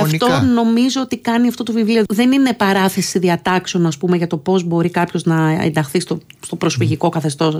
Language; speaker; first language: Greek; native; Greek